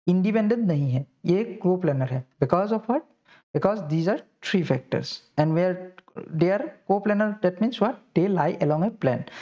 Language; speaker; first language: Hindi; non-native, local second language; Assamese